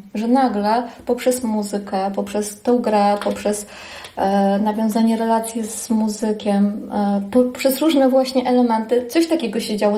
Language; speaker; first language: Polish; native; Polish